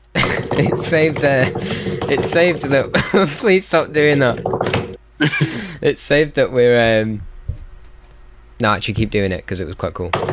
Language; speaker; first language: English; native; English